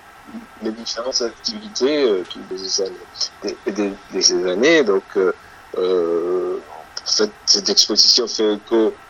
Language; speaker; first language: French; non-native, fluent; Spanish